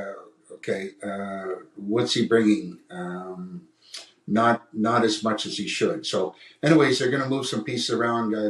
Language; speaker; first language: English; native; English